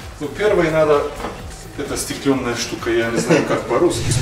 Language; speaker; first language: Russian; non-native, learner; Bulgarian